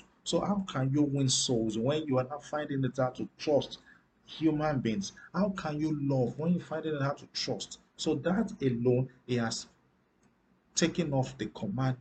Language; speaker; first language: English; non-native, local second language; Yoruba